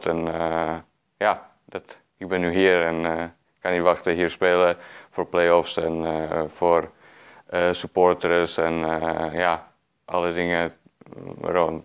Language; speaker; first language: Dutch; non-native, fluent; Czech